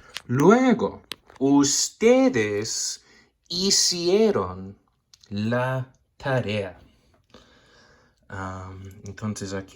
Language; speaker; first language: Spanish; non-native, fluent; English